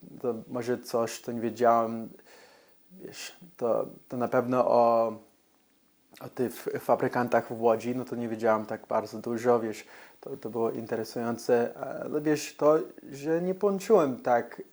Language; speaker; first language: Polish; early bilingual, heritage; English